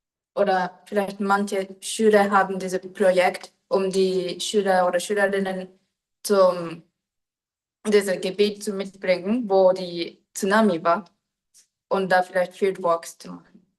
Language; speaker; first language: German; non-native, fluent; Japanese